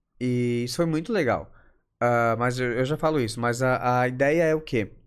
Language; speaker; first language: Portuguese; native; Portuguese